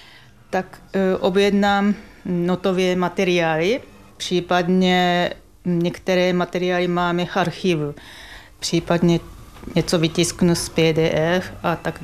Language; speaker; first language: Czech; non-native, fluent; Japanese